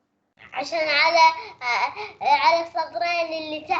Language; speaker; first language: Arabic; native; Arabic